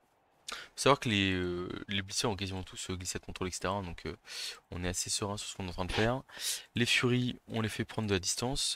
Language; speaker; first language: French; native; French